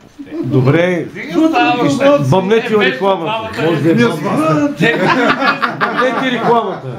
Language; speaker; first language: Bulgarian; native; Bulgarian